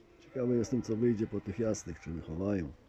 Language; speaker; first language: Polish; native; Polish